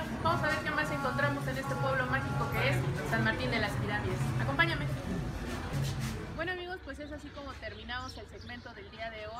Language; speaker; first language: Spanish; native; Spanish